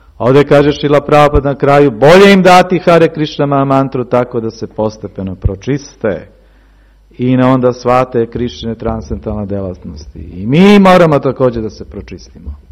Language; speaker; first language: Serbian; early bilingual, heritage; Serbian